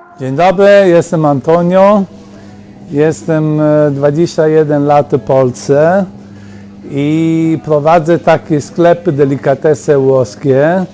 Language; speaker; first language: Polish; non-native, learner; Italian